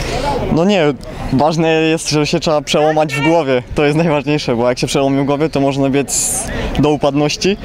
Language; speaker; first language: Polish; early bilingual, heritage; Polish